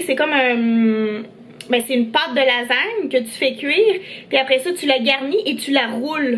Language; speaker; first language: French; native; French